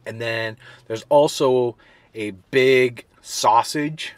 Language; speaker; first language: English; native; English